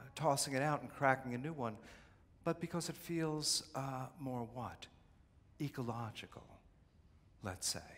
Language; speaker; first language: English; native; English